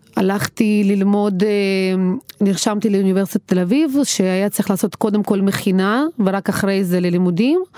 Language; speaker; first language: Hebrew; non-native, fluent; Uzbek